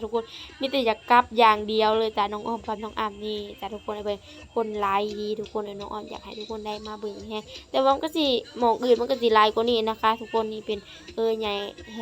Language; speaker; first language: Thai; non-native, local second language; Lao